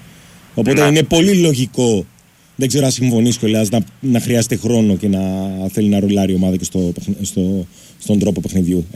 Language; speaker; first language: Greek; native; Greek